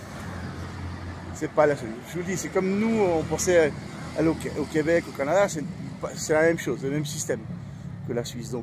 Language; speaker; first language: French; native; French